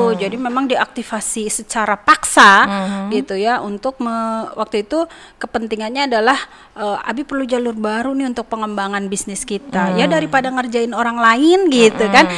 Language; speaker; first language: Indonesian; native; Indonesian